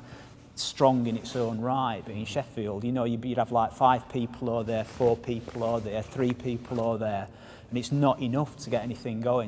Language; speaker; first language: English; native; English